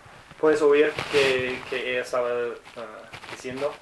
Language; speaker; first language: Spanish; non-native, learner; English